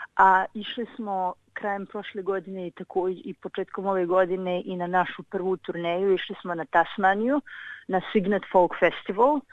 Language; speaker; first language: Serbian; native; Serbian